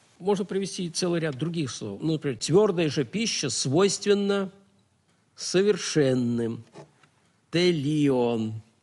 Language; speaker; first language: Russian; native; Russian